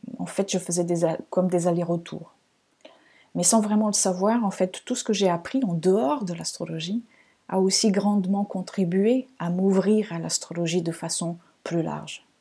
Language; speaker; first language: French; non-native, fluent; Portuguese